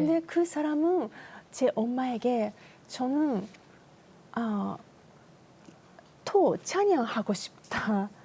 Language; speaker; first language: Korean; non-native, learner; Japanese